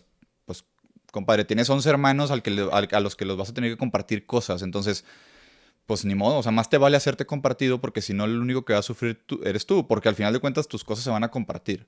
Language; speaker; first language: Spanish; native; Spanish